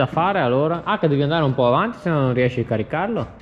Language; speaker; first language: Italian; native; Italian